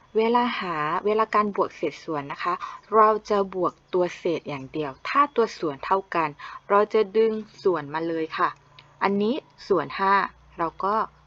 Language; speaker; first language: Thai; non-native, local second language; Malay